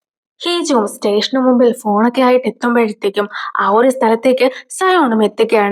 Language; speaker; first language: Malayalam; native; Malayalam